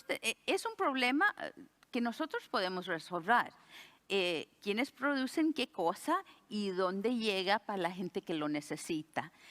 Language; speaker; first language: Spanish; early bilingual, heritage; Spanish